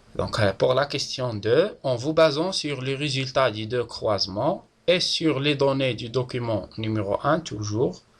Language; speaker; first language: French; non-native, local second language; Arabic